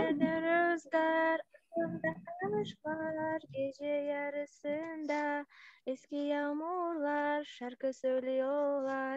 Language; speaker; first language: Turkish; non-native, learner; Kyrgyz